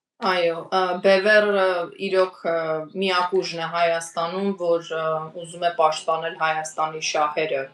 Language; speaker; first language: Armenian; native; Armenian